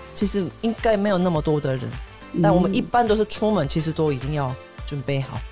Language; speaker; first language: Chinese; non-native, fluent; Korean